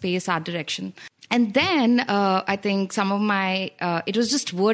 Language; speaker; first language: English; non-native, local second language; Telugu